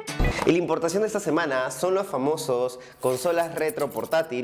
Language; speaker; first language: Spanish; native; Spanish